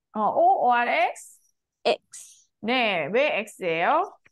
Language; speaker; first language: Korean; native; Korean